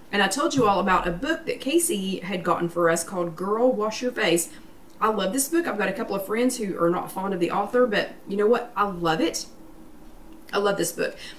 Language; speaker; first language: English; native; English